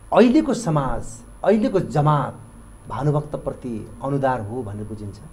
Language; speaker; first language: Nepali; native; Nepali